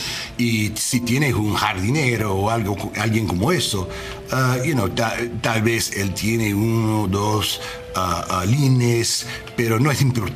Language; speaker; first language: Spanish; non-native, learner; English